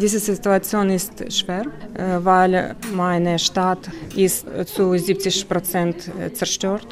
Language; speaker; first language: German; non-native, learner; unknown